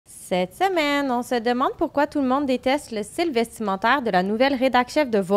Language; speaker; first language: French; native; French